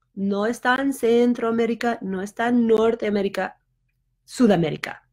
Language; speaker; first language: Spanish; non-native, fluent; English